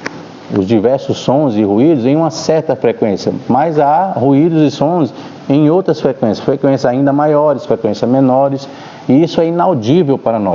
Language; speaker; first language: Portuguese; native; Portuguese